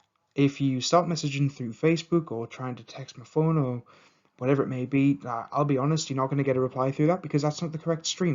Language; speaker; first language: English; native; English